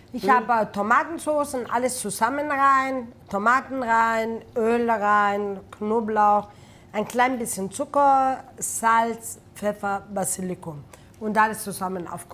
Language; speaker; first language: German; non-native, fluent; Italian